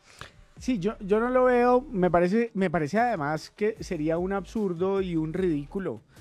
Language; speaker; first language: Spanish; native; Spanish